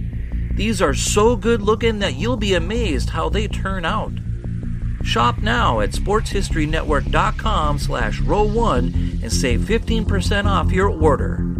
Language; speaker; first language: English; native; English